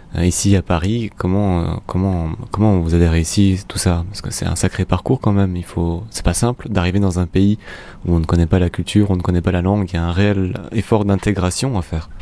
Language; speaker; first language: French; native; French